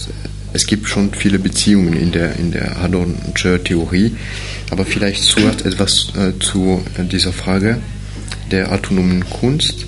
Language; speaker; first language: German; non-native, fluent; French